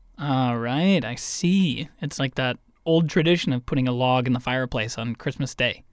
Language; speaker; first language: English; native; English